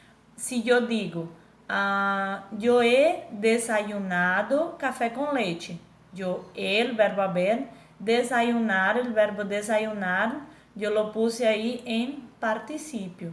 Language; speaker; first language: Spanish; non-native, fluent; Portuguese